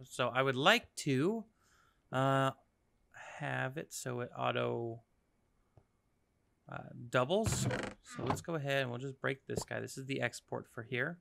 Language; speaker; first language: English; native; English